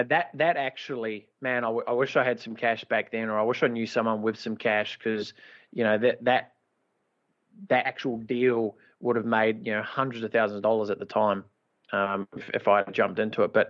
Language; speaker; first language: English; native; English